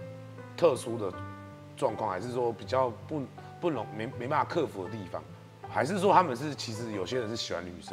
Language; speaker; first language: Chinese; native; Chinese